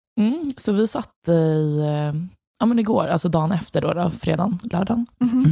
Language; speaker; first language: Swedish; native; Swedish